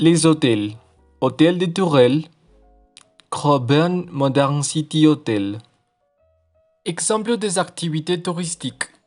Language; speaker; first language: French; non-native, learner; Spanish